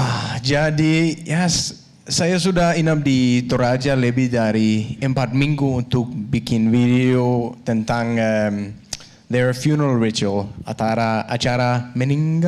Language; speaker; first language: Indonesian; non-native, fluent; Danish